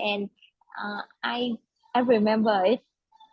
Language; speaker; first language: English; non-native, learner; Vietnamese